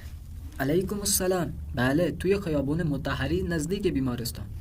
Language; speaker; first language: Persian; non-native, fluent; Urdu